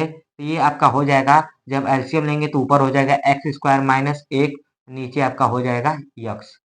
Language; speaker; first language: Hindi; native; Hindi